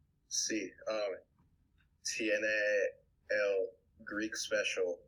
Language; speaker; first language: Spanish; non-native, learner; English